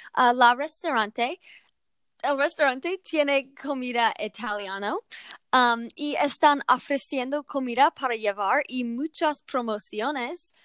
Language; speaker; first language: Spanish; non-native, learner; English